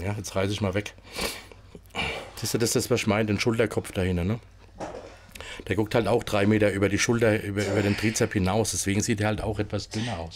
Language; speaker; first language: German; native; German